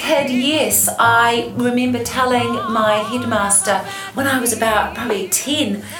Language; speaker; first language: English; native; English